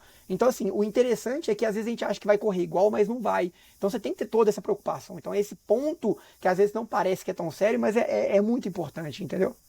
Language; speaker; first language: Portuguese; native; Portuguese